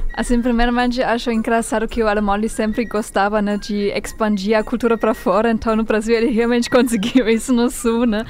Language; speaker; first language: Portuguese; non-native, fluent; German